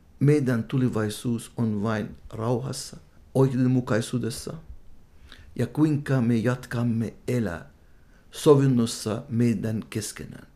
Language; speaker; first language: Finnish; non-native, fluent; Arabic